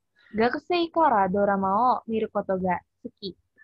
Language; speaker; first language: Japanese; non-native, learner; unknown